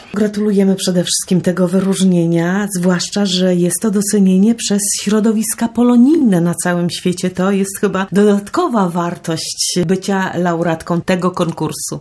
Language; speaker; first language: Polish; native; Polish